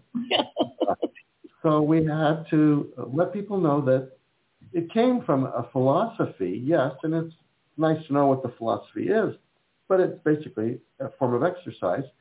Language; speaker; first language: English; native; English